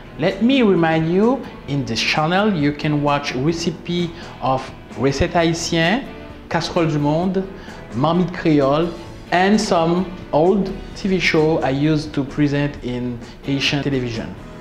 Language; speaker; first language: English; non-native, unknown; Haitian Creole